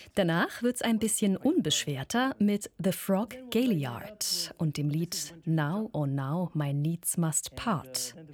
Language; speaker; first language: German; native; German